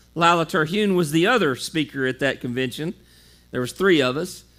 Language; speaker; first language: English; native; English